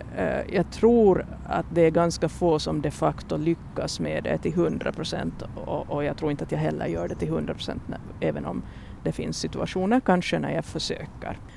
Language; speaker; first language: Swedish; native; Swedish